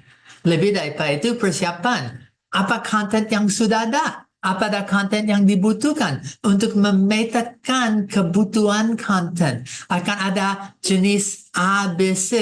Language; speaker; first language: Indonesian; non-native, fluent; English